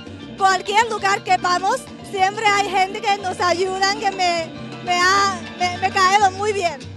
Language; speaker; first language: Spanish; non-native, learner; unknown